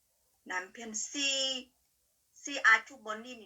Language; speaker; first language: Korean; non-native, learner; Vietnamese